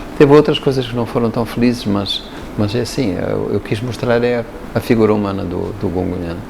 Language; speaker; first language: Portuguese; native; Portuguese